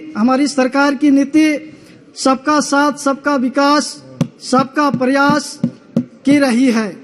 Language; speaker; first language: Hindi; native; Hindi